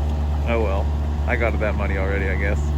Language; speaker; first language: English; native; English